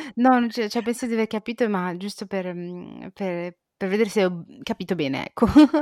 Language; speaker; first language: Italian; native; Italian